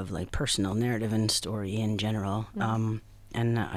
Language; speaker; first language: English; native; English